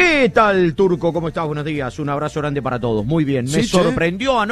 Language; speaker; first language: Spanish; native; Spanish